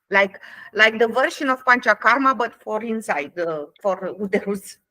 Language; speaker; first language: English; non-native, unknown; Romanian